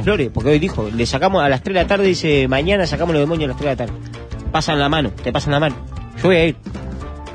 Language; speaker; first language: Spanish; native; Spanish